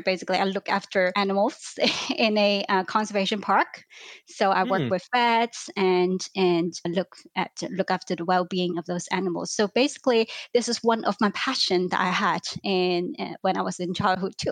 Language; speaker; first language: English; non-native, local second language; Cantonese